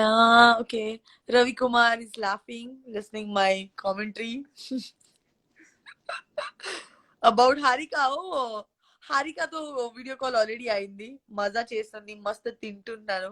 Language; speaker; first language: Telugu; non-native, local second language; Gujarati